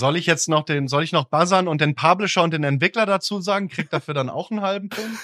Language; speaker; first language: German; native; German